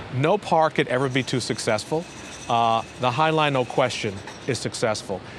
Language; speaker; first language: English; native; English